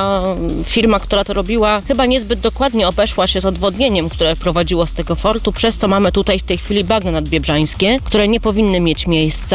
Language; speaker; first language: Polish; native; Polish